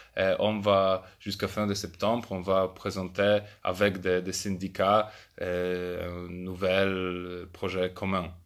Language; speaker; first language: French; non-native, fluent; Polish